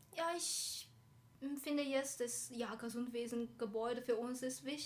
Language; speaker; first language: German; non-native, learner; Chinese